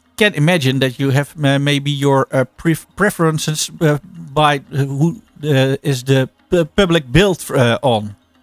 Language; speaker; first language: English; non-native, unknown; Dutch